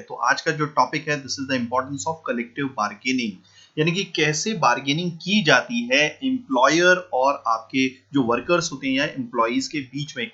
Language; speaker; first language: Hindi; native; Hindi